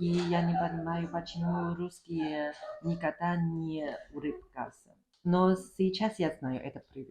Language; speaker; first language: Russian; non-native, learner; Chinese